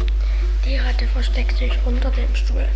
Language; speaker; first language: German; native; German